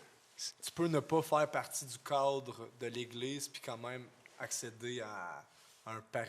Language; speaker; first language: French; native; French